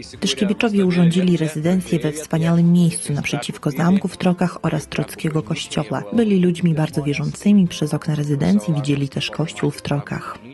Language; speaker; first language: Polish; native; Polish